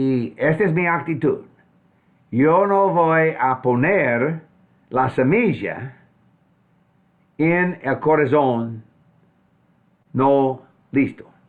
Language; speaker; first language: Spanish; non-native, fluent; English